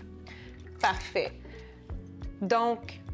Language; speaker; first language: French; native; French